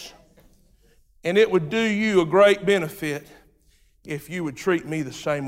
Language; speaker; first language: English; native; English